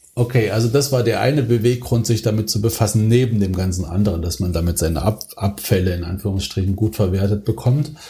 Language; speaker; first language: German; native; German